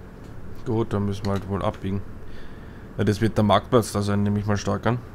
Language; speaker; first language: German; native; German